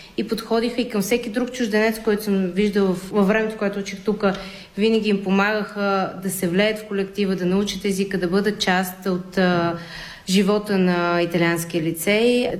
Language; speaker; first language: Bulgarian; early bilingual, other home language; Armenian